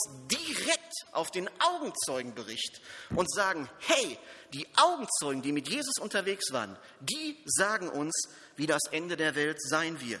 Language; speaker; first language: German; native; German